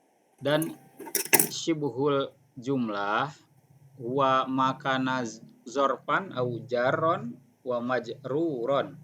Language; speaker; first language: Arabic; non-native, fluent; Indonesian